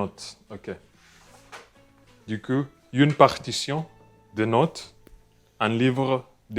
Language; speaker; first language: French; non-native, fluent; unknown